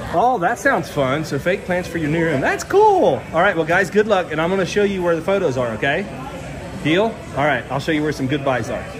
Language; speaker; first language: English; native; English